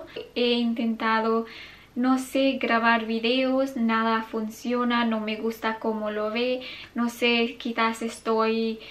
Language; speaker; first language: Spanish; non-native, fluent; English